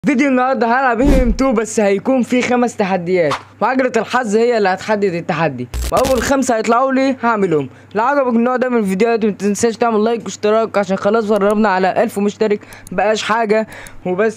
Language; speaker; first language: Arabic; native; Arabic